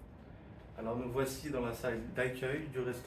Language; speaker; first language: French; native; French